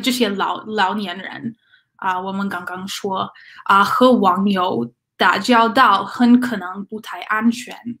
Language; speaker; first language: Chinese; non-native, learner; English